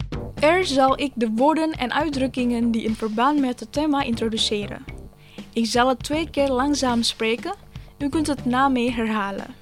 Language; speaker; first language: Dutch; non-native, learner; Indonesian